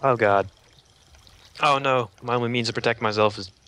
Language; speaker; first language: English; native; English